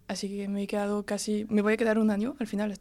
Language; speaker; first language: Spanish; early bilingual, heritage; French